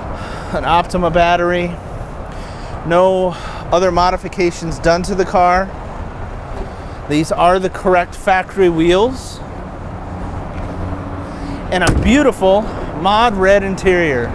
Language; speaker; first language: English; native; English